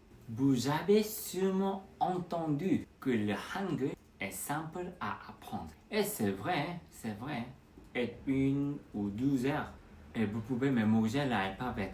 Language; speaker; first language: French; non-native, fluent; Korean